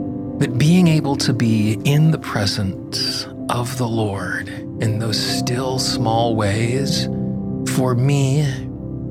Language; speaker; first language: English; native; English